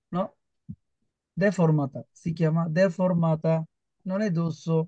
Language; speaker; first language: Italian; non-native, learner; Bangla